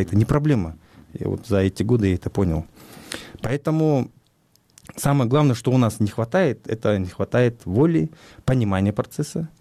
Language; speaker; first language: Russian; non-native, local second language; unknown